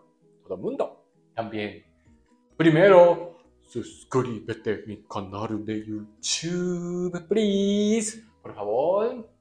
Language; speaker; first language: Spanish; non-native, learner; Japanese